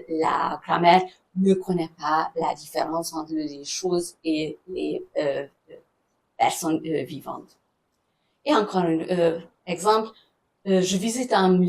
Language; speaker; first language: French; non-native, fluent; German